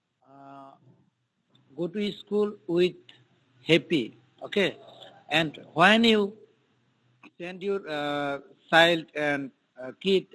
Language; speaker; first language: English; non-native, local second language; Bangla